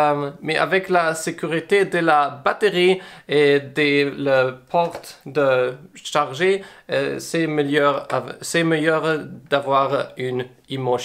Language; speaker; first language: French; non-native, learner; English